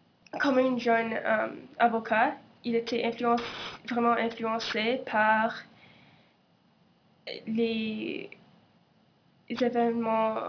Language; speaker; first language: French; non-native, local second language; English